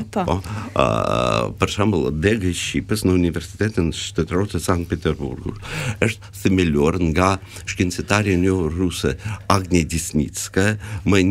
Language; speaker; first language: Albanian; non-native, fluent; Russian